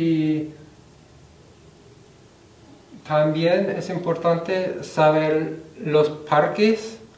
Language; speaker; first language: Spanish; non-native, fluent; English